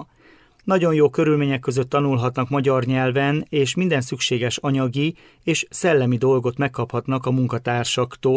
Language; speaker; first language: Hungarian; native; Hungarian